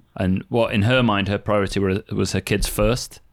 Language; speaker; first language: English; native; English